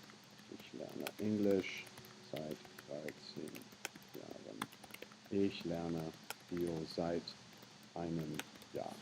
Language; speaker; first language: German; non-native, fluent; English